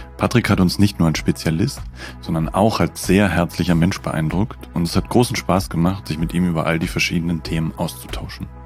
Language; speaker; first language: German; native; German